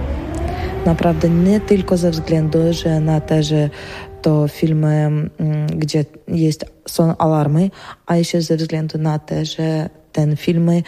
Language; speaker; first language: Polish; non-native, learner; Ukrainian